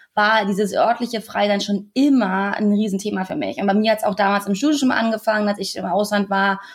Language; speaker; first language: German; native; German